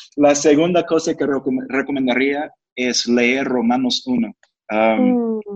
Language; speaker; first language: Spanish; non-native, fluent; English